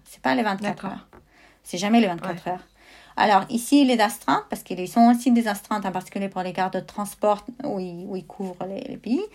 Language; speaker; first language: French; non-native, fluent; Russian